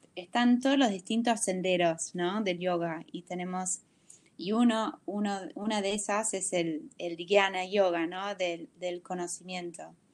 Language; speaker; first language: Spanish; non-native, fluent; English